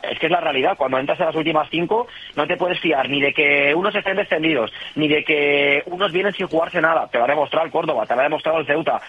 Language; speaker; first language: Spanish; native; Spanish